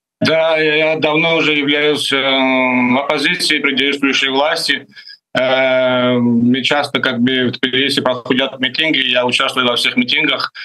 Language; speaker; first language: Russian; non-native, fluent; Georgian